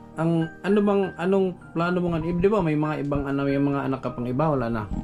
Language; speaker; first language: Filipino; non-native, local second language; Cebuano